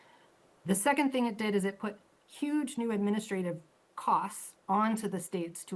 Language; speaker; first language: English; native; English